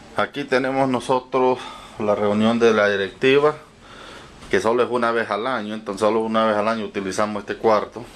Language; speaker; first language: Spanish; native; Spanish